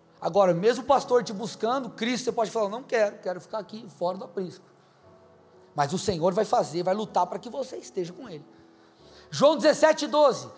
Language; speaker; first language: Portuguese; native; Portuguese